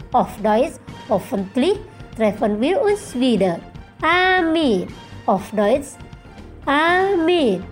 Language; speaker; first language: German; non-native, fluent; Indonesian